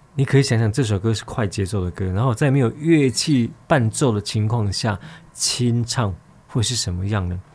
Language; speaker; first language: Chinese; native; Chinese